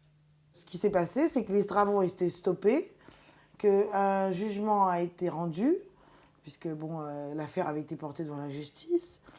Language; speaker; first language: French; native; French